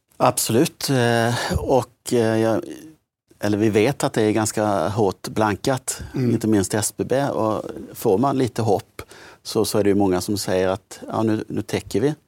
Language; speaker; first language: Swedish; native; Swedish